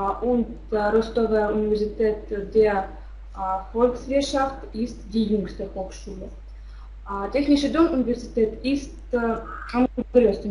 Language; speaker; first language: German; non-native, learner; Russian